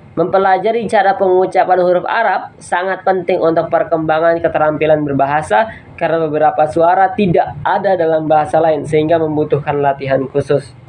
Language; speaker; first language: Indonesian; native; Indonesian